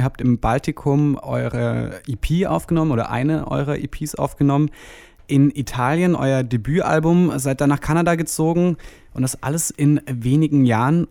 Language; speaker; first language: German; native; German